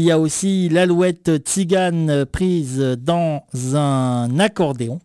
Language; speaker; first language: French; native; French